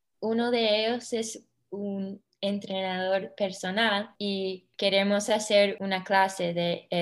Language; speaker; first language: Spanish; early bilingual, heritage; English